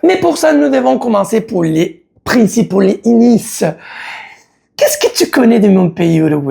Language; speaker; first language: French; non-native, learner; Spanish